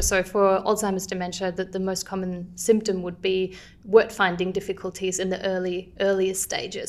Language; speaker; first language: English; non-native, fluent; German